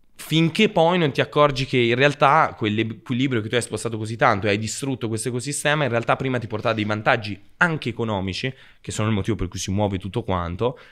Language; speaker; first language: Italian; native; Italian